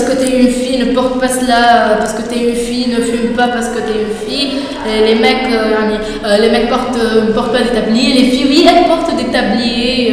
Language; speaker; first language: French; non-native, local second language; Arabic